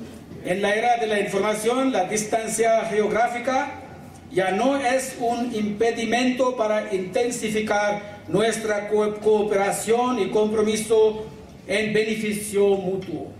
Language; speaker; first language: Spanish; non-native, learner; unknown